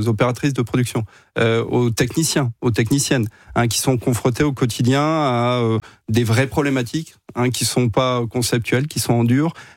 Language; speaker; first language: French; native; French